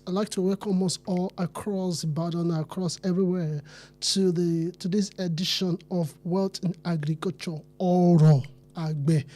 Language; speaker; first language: English; non-native, local second language; Yoruba